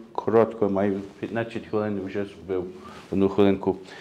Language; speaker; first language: Ukrainian; early bilingual, heritage; Ukrainian